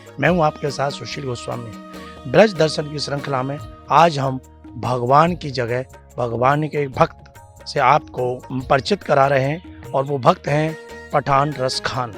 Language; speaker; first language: Hindi; native; Hindi